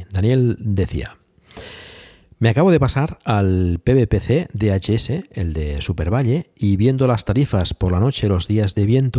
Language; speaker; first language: Spanish; native; Spanish